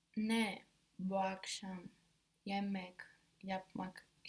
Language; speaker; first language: Turkish; non-native, learner; English